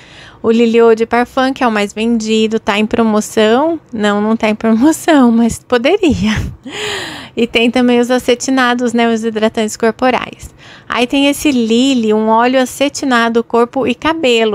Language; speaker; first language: Portuguese; native; Portuguese